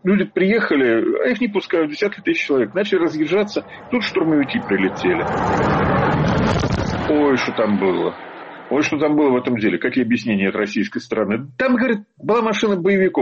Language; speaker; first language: Russian; native; Russian